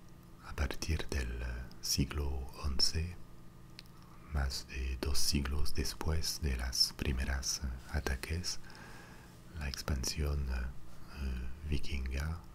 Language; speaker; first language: Spanish; non-native, fluent; French